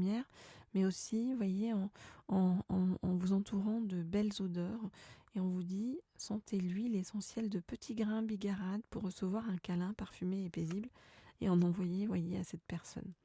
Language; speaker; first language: French; native; French